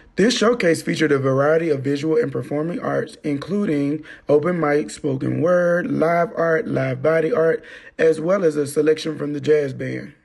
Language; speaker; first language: English; native; English